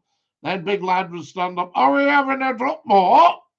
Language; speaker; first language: English; native; English